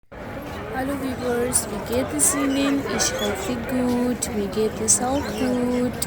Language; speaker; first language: German; non-native, learner; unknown